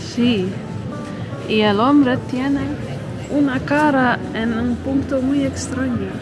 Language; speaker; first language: Spanish; non-native, fluent; Dutch